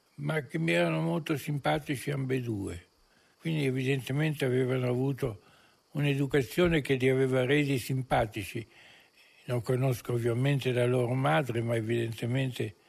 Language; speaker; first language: Italian; native; Italian